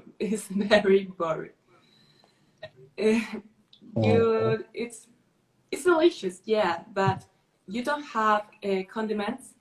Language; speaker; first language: English; non-native, learner; Spanish